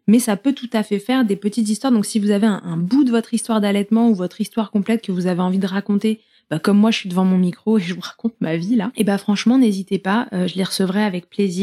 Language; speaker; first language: French; native; French